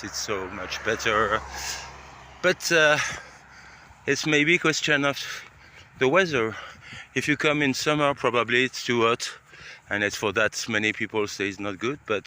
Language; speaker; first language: English; non-native, learner; French